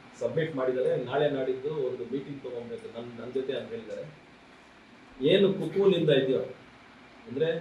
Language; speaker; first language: Kannada; native; Kannada